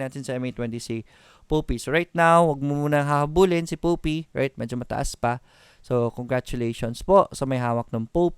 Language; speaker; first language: Filipino; native; Filipino